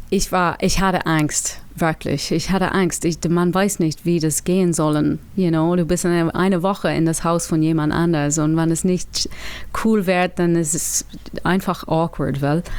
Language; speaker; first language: German; non-native, learner; English